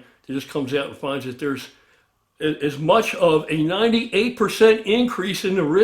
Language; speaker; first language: English; native; English